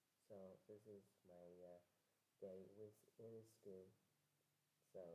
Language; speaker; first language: English; non-native, learner; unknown